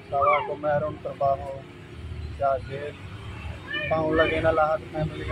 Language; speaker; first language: Filipino; non-native, learner; Punjabi